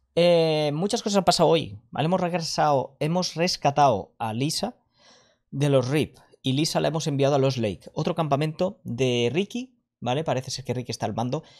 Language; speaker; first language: Spanish; native; Spanish